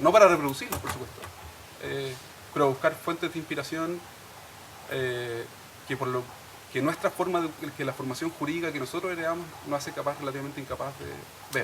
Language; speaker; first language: Spanish; native; Spanish